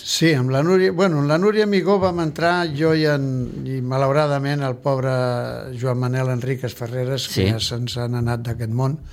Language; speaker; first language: Catalan; native; Catalan